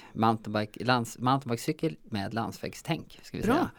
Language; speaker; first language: Swedish; native; Swedish